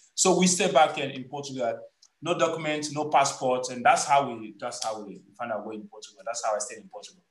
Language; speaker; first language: English; non-native, local second language; Igbo